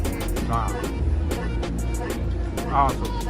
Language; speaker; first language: English; non-native, learner; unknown